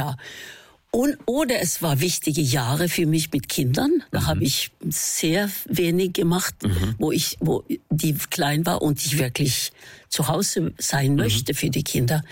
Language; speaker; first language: German; non-native, fluent; Norwegian